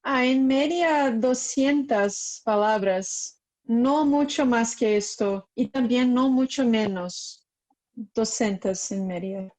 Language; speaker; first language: Spanish; non-native, fluent; Portuguese